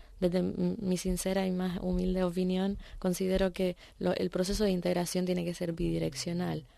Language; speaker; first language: Spanish; native; Spanish